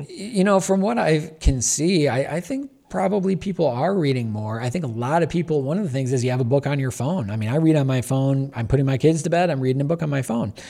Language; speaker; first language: English; native; English